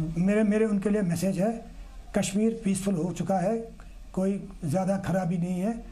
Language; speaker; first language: Hindi; non-native, local second language; Kashmiri